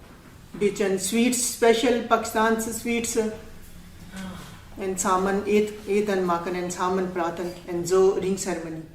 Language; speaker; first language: Dutch; non-native, learner; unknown